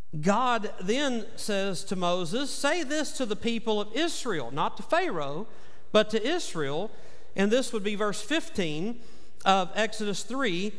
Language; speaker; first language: English; native; English